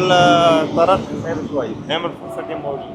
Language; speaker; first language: Arabic; native; Arabic